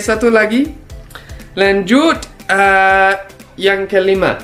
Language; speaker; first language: Indonesian; non-native, learner; English